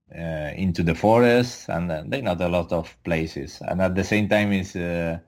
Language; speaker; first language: English; non-native, fluent; Spanish